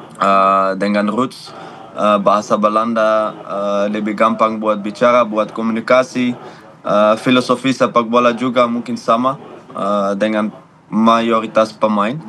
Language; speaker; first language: Indonesian; non-native, fluent; Dutch